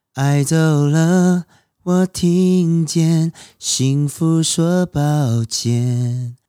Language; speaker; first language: Chinese; non-native, fluent; Korean